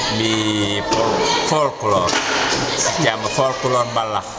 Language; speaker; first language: Italian; non-native, fluent; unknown